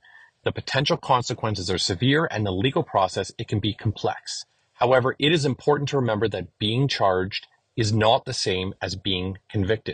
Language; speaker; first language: English; native; English